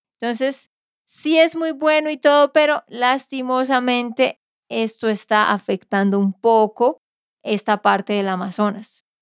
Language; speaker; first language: Spanish; native; Spanish